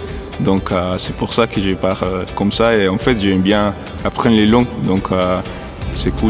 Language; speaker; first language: French; non-native, fluent; Spanish